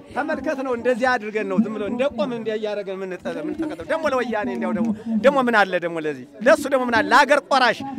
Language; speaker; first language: Amharic; native; Amharic